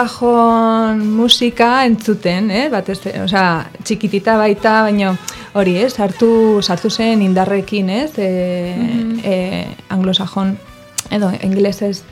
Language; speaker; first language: Basque; non-native, local second language; Spanish